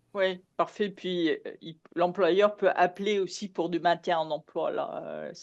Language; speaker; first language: French; native; French